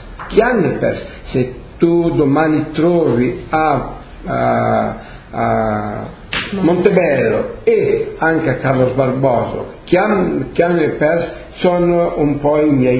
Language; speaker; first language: Italian; early bilingual, heritage; Portuguese